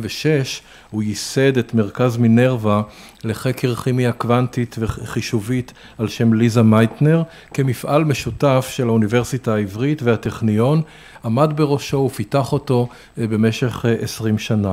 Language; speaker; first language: Hebrew; native; Hebrew